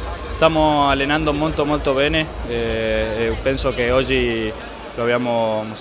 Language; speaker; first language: Italian; non-native, learner; Spanish